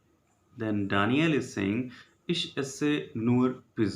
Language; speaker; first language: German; non-native, learner; Hindi